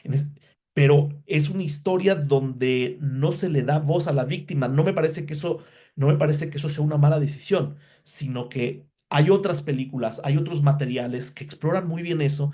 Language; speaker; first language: Spanish; native; Spanish